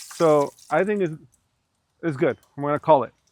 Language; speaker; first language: English; early bilingual, other home language; Spanish